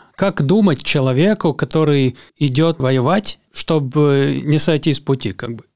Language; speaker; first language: Russian; non-native, local second language; Latvian